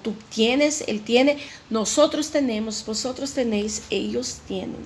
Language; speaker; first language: Spanish; non-native, fluent; Portuguese